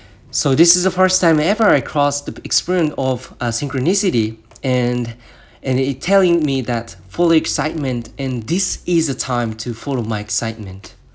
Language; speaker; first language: English; non-native, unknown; Japanese